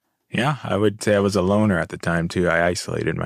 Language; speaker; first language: English; native; English